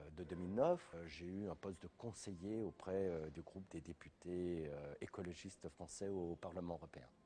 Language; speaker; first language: French; native; French